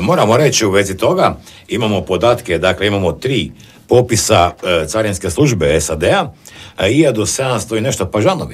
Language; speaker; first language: Croatian; native; Croatian